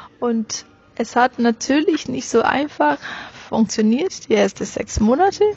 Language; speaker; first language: German; non-native, fluent; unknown